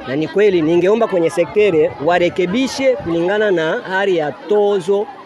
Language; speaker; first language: Swahili; non-native, local second language; Bembe